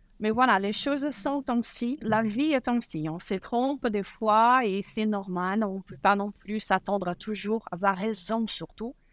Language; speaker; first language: French; non-native, fluent; Portuguese